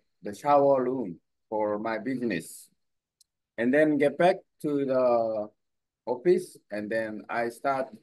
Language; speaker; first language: English; non-native, learner; Korean